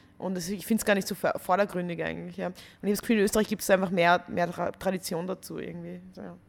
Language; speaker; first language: German; native; German